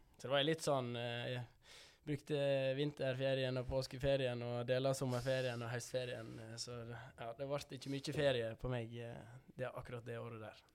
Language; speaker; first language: Norwegian; early bilingual, other home language; Dutch